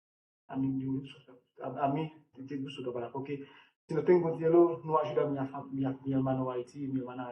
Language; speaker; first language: Spanish; non-native, learner; Haitian Creole